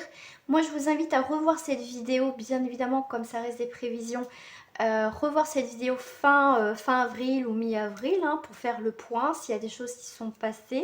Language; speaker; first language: French; native; French